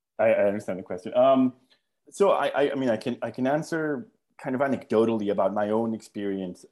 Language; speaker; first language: English; non-native, fluent; Spanish